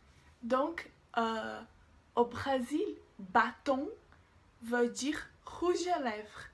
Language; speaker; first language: French; non-native, learner; Portuguese